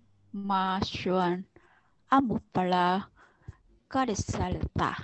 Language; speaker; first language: Finnish; non-native, learner; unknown